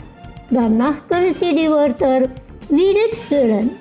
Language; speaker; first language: German; non-native, fluent; Indonesian